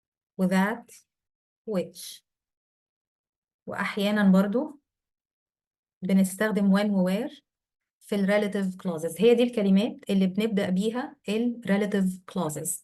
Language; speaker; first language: Arabic; native; Arabic